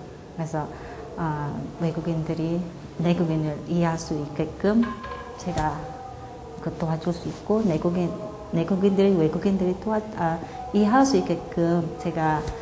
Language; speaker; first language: Korean; non-native, fluent; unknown